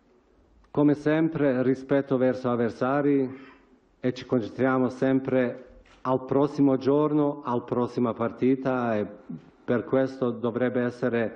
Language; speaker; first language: Italian; non-native, fluent; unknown